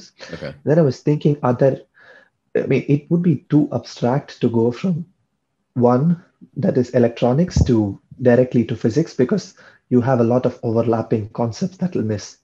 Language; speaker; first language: English; non-native, local second language; Tamil